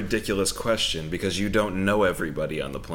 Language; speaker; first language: English; native; English